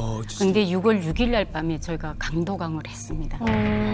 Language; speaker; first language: Korean; native; Korean